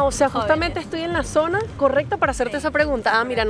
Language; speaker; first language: Spanish; native; Spanish